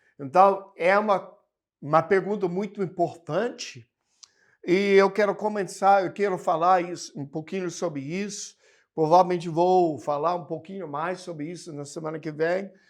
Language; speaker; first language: Portuguese; non-native, fluent; English